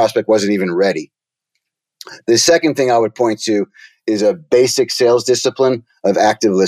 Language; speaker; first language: English; native; English